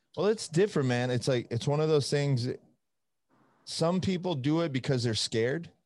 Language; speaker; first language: English; non-native, fluent; Italian